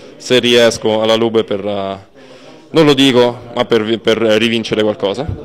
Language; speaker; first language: Italian; native; Italian